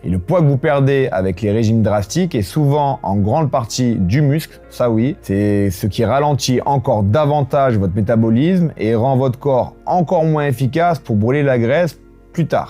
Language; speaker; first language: French; native; French